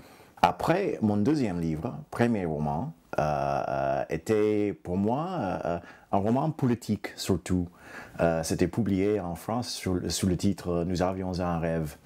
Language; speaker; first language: French; non-native, fluent; English